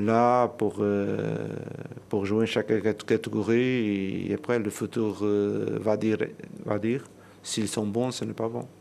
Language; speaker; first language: French; non-native, learner; Portuguese